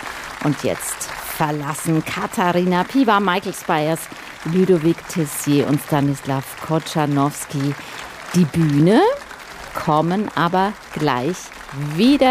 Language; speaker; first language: German; native; German